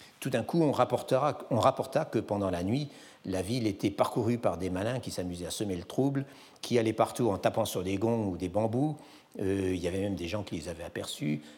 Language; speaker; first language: French; native; French